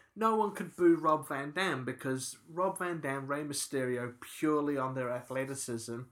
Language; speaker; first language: English; native; English